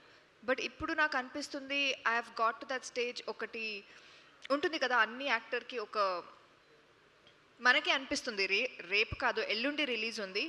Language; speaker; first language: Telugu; non-native, local second language; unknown